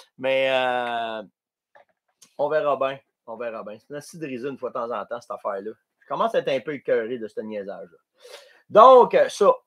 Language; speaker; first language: French; native; French